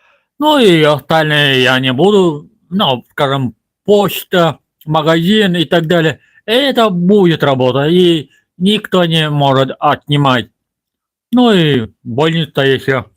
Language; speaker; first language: Russian; non-native, local second language; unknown